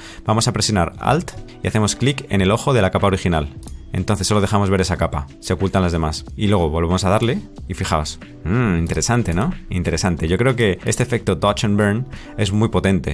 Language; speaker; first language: Spanish; native; Spanish